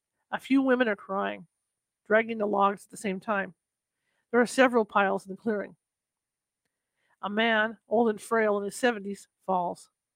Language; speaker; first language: English; native; English